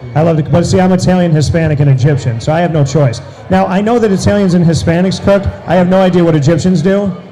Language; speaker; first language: English; early bilingual, other home language; Italian